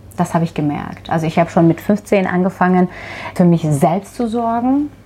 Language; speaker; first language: German; non-native, fluent; Turkish